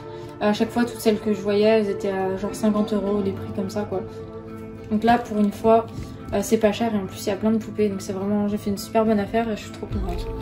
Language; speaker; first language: French; native; French